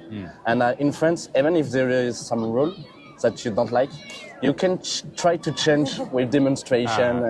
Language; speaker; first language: English; non-native, fluent; French